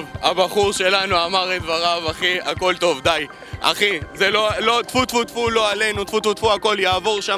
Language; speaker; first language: Hebrew; native; Hebrew